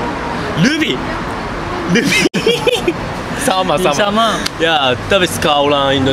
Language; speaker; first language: Indonesian; non-native, learner; Japanese